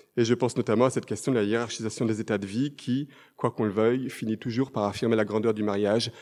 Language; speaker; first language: French; native; French